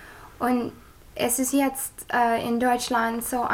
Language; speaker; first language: German; non-native, learner; English